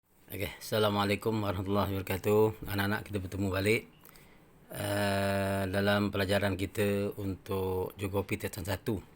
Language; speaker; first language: Malay; native; Malay